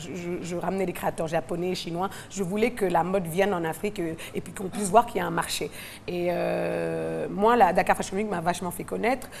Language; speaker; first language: French; non-native, local second language; Wolof